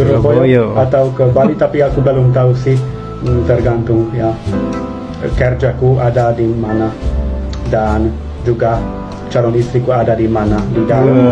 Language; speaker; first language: Indonesian; non-native, fluent; Hungarian